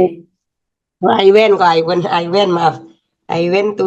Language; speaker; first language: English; non-native, learner; Indonesian